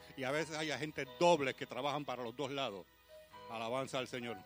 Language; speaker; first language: Spanish; early bilingual, heritage; Spanish